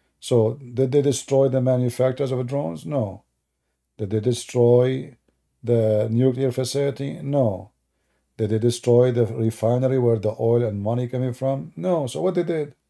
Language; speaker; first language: English; non-native, fluent; Arabic